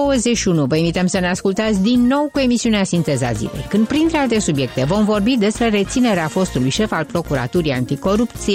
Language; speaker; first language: Romanian; native; Romanian